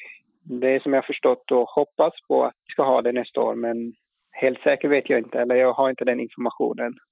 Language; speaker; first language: Swedish; non-native, fluent; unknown